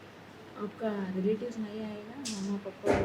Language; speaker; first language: Hindi; non-native, local second language; Telugu